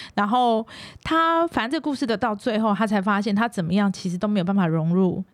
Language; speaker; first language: Chinese; native; Chinese